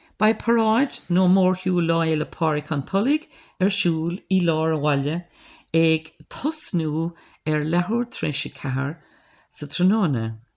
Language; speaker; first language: Irish; non-native, local second language; English